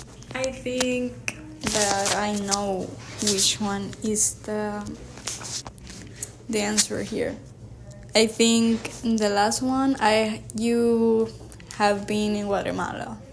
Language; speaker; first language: English; non-native, learner; Spanish